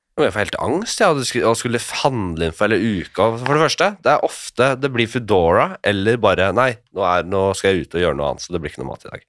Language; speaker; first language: Norwegian; native; Norwegian